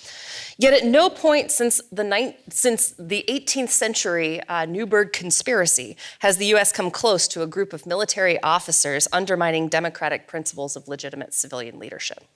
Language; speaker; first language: English; native; English